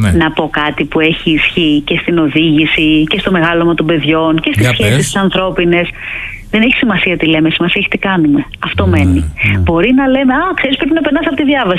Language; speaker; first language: Greek; native; Greek